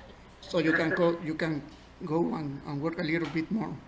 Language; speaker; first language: English; non-native, learner; Spanish